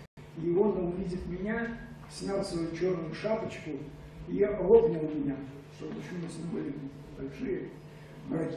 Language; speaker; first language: Russian; native; Russian